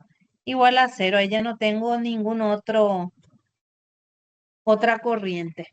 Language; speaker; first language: Spanish; native; Spanish